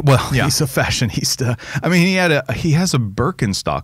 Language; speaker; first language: English; native; English